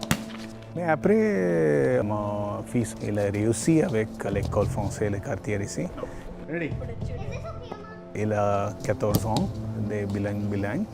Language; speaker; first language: French; non-native, learner; Tamil